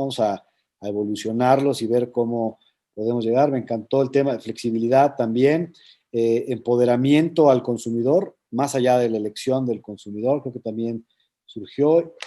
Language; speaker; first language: Spanish; native; Spanish